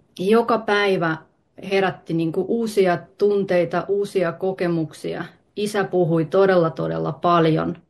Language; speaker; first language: Finnish; early bilingual, other home language; Russian